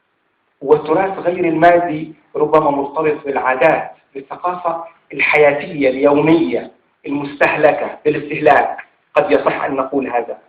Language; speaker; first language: Arabic; native; Arabic